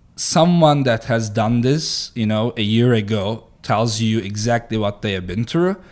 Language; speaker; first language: English; non-native, fluent; Turkish